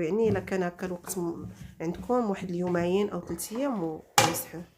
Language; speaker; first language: Arabic; native; Arabic